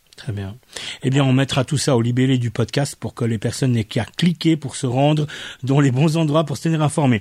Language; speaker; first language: French; native; French